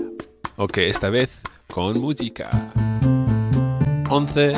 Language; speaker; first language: Spanish; non-native, fluent; English